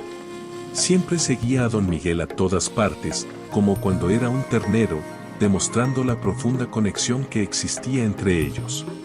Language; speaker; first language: Spanish; native; Spanish